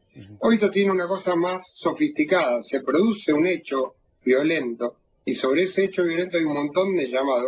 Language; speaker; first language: Spanish; native; Spanish